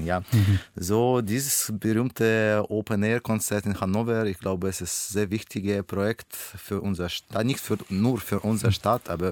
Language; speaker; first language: German; non-native, fluent; Russian